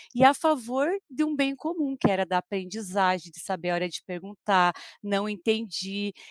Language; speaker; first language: Portuguese; native; Portuguese